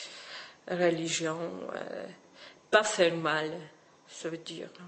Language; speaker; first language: French; non-native, learner; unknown